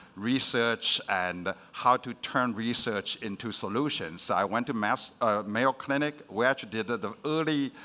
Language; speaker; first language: English; non-native, fluent; Chinese